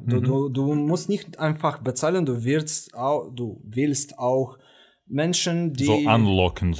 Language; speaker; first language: German; non-native, fluent; Romanian